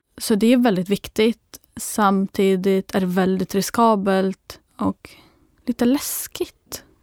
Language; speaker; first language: Swedish; non-native, fluent; Arabic